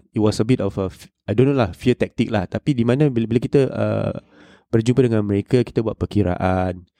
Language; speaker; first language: English; non-native, local second language; Malay